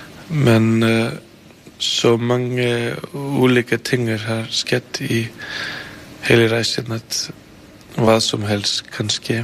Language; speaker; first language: Danish; non-native, fluent; Icelandic